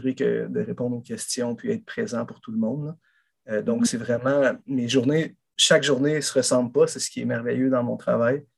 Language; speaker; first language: French; native; French